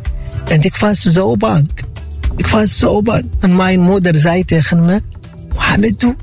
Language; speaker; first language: Dutch; non-native, fluent; Arabic